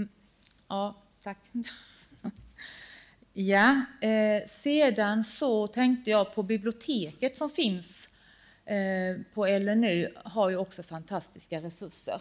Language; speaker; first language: Swedish; native; Swedish